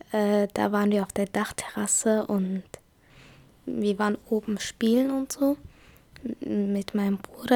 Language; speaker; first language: German; early bilingual, other home language; Kurdish